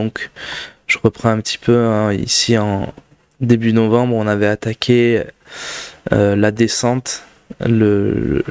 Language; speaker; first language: French; native; French